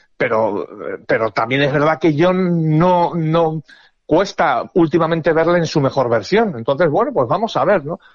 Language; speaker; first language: Spanish; native; Spanish